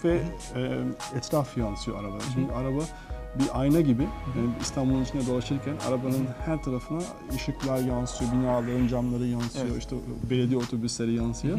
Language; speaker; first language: Turkish; native; Turkish